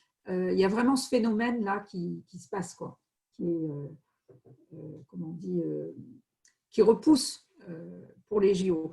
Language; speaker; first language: French; native; French